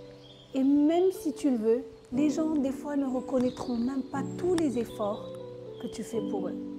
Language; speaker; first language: French; non-native, local second language; Arabic